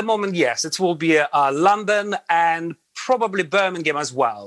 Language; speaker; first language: English; non-native, fluent; Latvian